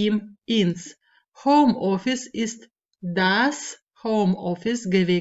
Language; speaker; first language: German; non-native, fluent; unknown